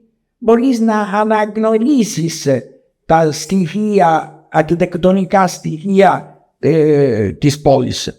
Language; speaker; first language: Greek; non-native, learner; Italian